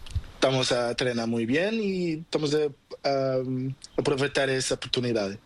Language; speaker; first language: Spanish; non-native, learner; Portuguese